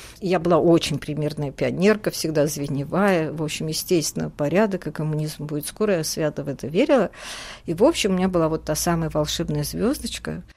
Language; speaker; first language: Russian; native; Russian